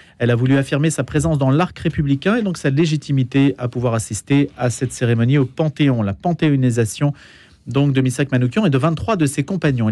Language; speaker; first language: French; native; French